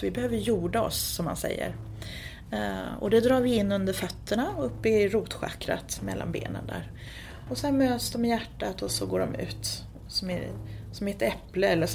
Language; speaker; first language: Swedish; native; Swedish